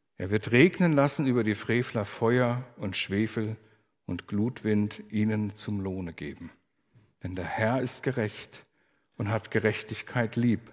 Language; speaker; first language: German; native; German